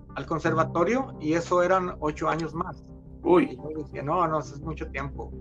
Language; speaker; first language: Spanish; native; Spanish